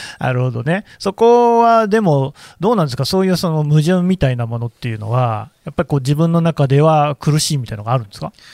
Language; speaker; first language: Japanese; native; Japanese